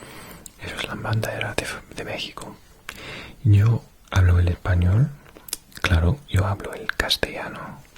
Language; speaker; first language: Spanish; non-native, fluent; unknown